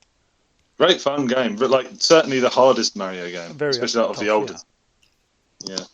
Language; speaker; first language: English; native; English